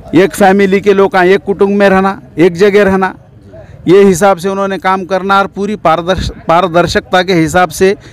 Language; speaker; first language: Hindi; non-native, local second language; Urdu